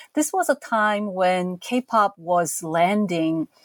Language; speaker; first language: English; non-native, fluent; Korean